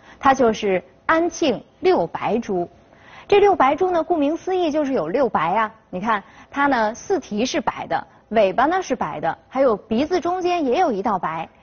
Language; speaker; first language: Chinese; native; Chinese